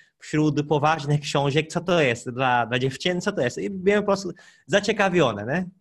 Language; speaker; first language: Polish; non-native, fluent; Portuguese